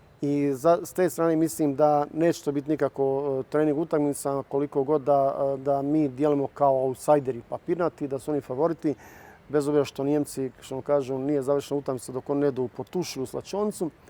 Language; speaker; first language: Bosnian; native; Bosnian